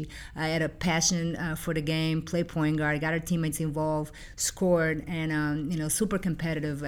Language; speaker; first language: English; non-native, fluent; Portuguese